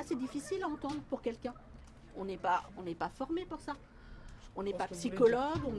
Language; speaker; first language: French; native; French